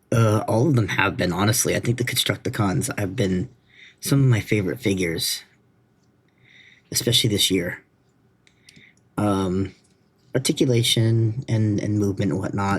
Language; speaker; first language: English; native; English